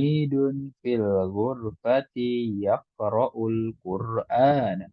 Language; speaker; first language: Arabic; non-native, fluent; Indonesian